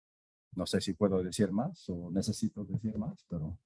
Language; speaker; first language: Spanish; non-native, fluent; English